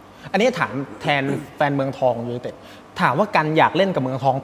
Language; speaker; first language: Thai; native; Thai